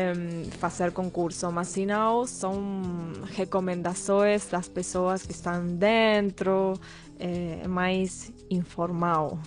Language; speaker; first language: Portuguese; non-native, fluent; Spanish